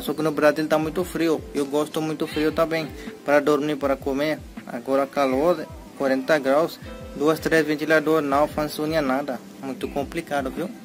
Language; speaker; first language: Portuguese; non-native, learner; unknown